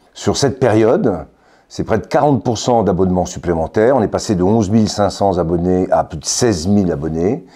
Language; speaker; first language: French; native; French